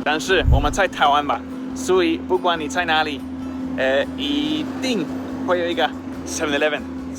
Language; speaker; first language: Chinese; non-native, fluent; Swedish